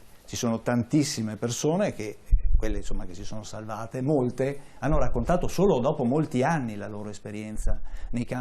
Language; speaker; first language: Italian; native; Italian